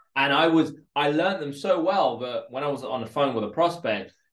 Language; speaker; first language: English; early bilingual, other home language; Russian